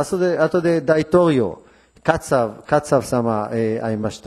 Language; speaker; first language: Japanese; non-native, learner; Hebrew